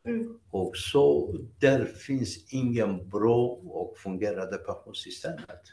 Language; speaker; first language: Swedish; non-native, fluent; Greek